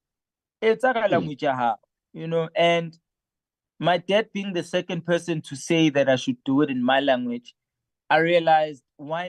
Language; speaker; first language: English; non-native, local second language; Southern Sotho